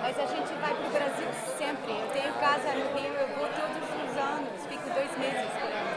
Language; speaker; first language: Portuguese; non-native, fluent; English